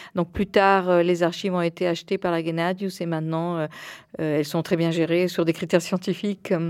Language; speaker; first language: French; early bilingual, heritage; Spanish